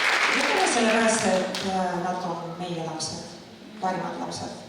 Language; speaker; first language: Estonian; non-native, local second language; Russian